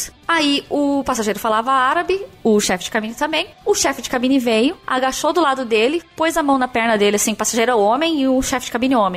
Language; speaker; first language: Portuguese; native; Portuguese